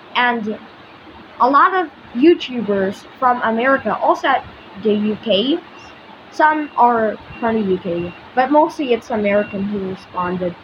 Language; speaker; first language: English; non-native, local second language; Filipino